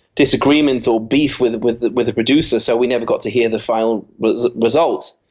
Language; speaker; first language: English; native; English